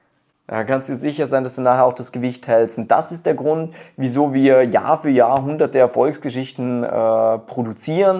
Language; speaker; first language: German; native; German